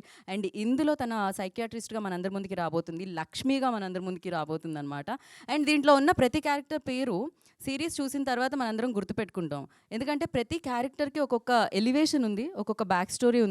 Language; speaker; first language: Telugu; native; Telugu